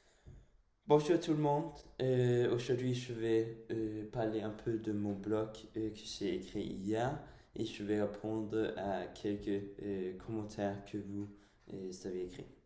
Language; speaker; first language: French; non-native, fluent; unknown